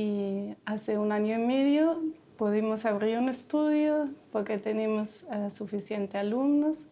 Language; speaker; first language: Spanish; non-native, fluent; German